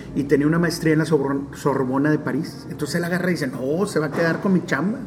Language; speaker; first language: Spanish; non-native, local second language; English